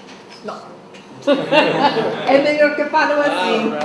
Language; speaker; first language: Spanish; non-native, fluent; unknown